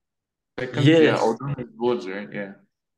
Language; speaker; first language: English; non-native, fluent; Turkish